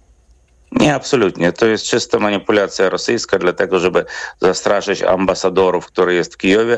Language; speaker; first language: Polish; non-native, fluent; Ukrainian